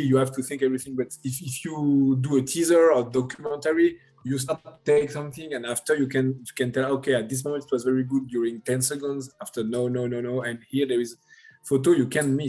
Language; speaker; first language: English; non-native, learner; French